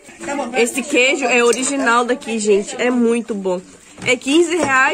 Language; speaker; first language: Portuguese; native; Portuguese